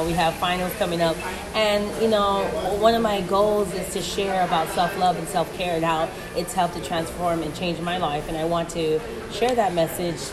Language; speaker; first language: English; native; English